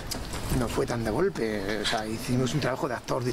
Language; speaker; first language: Spanish; native; Spanish